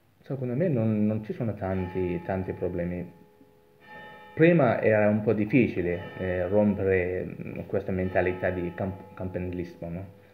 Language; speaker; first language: Italian; non-native, fluent; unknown